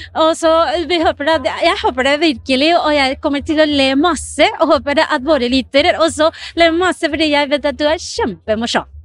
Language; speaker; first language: Norwegian; non-native, fluent; Spanish